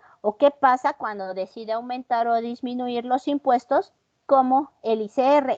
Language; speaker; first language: Spanish; native; Spanish